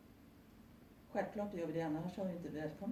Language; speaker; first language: Swedish; native; Swedish